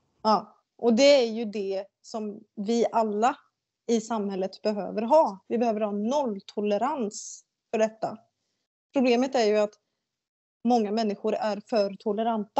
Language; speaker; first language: Swedish; native; Swedish